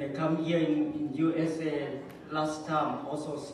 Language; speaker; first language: English; non-native, learner; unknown